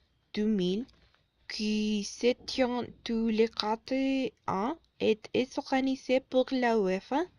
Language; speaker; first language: French; non-native, learner; Spanish